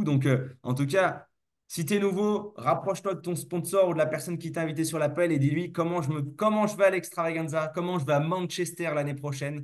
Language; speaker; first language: French; native; French